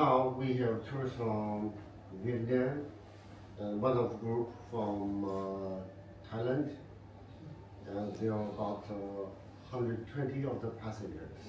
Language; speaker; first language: English; non-native, fluent; Chinese